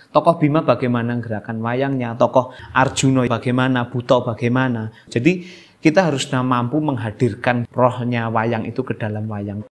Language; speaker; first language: Indonesian; non-native, local second language; Javanese